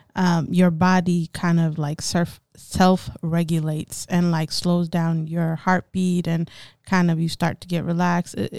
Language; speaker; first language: English; early bilingual, other home language; Amharic